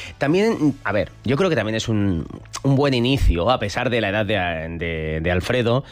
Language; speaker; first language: Spanish; native; Spanish